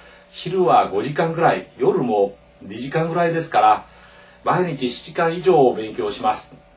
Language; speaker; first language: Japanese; non-native, fluent; Korean